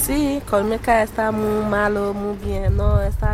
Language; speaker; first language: Spanish; non-native, learner; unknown